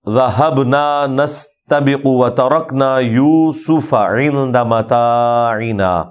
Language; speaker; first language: Urdu; non-native, local second language; Punjabi